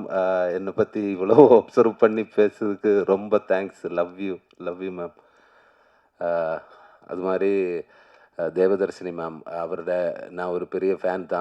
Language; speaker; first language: Tamil; non-native, learner; Malayalam